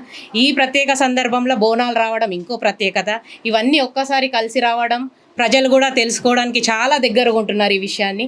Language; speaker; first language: Telugu; native; Telugu